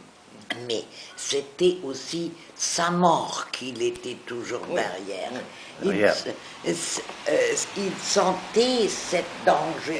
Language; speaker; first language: French; non-native, fluent; German